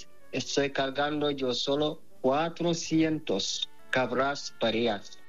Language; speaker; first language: Spanish; non-native, learner; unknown